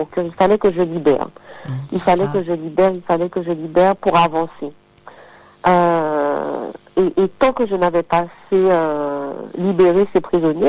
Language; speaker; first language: French; native; French